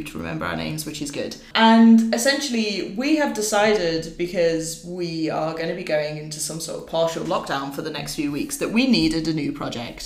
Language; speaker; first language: English; native; English